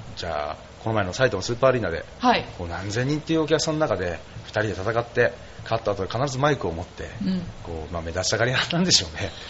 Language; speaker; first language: Japanese; native; Japanese